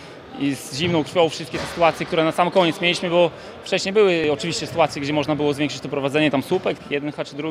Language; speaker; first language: Polish; native; Polish